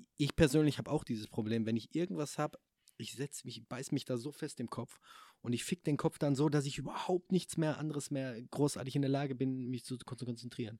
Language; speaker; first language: German; native; German